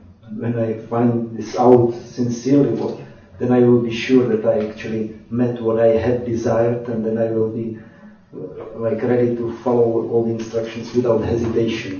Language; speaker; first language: English; non-native, fluent; Czech